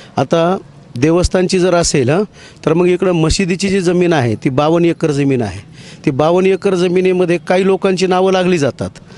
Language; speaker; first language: Marathi; native; Marathi